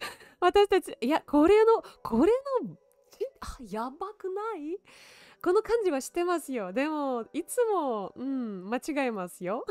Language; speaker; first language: Japanese; non-native, learner; Russian